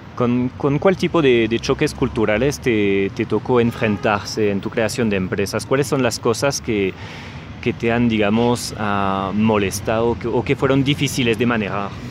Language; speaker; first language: Spanish; non-native, fluent; French